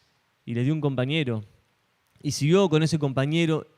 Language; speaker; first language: Spanish; native; Spanish